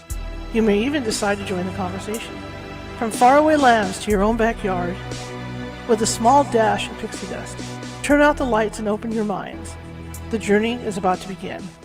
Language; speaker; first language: English; native; English